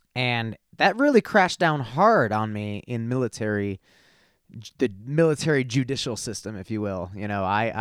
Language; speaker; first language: English; native; English